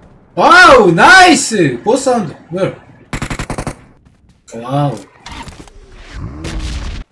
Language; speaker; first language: English; non-native, learner; Korean